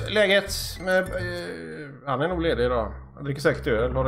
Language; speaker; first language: Swedish; native; Swedish